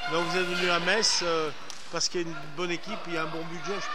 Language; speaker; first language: French; native; French